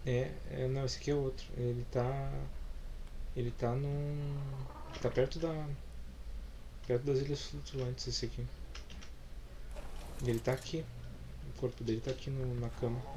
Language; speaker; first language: Portuguese; native; Portuguese